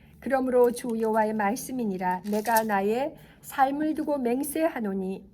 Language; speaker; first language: Korean; native; Korean